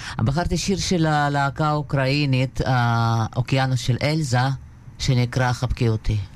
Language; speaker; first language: Hebrew; non-native, fluent; Russian